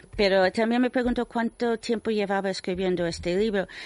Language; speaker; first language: Spanish; non-native, fluent; English